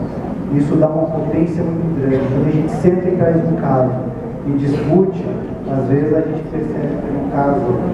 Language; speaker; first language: Portuguese; native; Portuguese